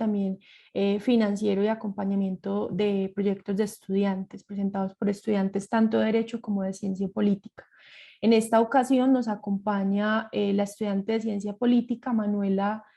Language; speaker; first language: Spanish; native; Spanish